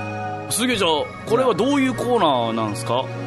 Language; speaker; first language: Japanese; native; Japanese